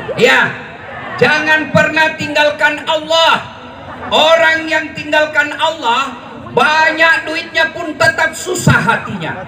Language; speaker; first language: Indonesian; native; Indonesian